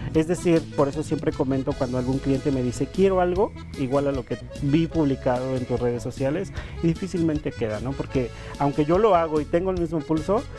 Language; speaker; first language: Spanish; non-native, local second language; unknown